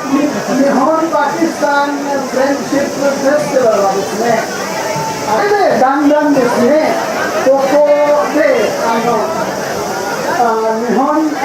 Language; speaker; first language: Japanese; non-native, fluent; Urdu